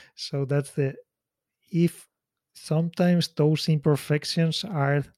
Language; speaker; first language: English; non-native, fluent; Spanish